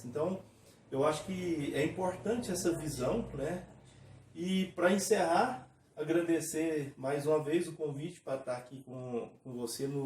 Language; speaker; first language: Portuguese; native; Portuguese